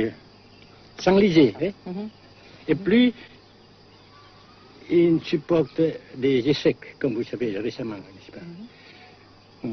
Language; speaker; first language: French; non-native, local second language; Vietnamese